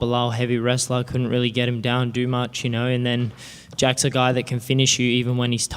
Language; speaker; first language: English; native; English